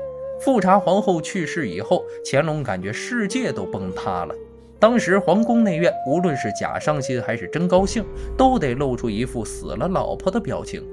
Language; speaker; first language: Chinese; native; Chinese